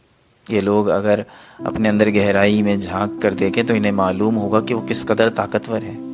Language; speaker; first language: Urdu; native; Urdu